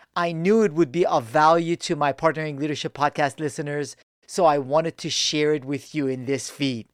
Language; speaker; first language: English; early bilingual, other home language; Persian